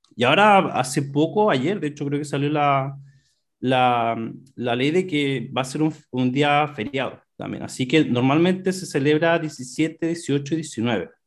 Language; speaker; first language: Spanish; native; Spanish